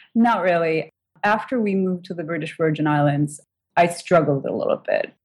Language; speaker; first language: English; non-native, fluent; Turkish